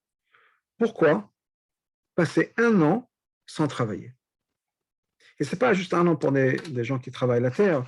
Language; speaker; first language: French; native; French